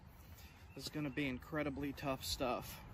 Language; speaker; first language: English; native; English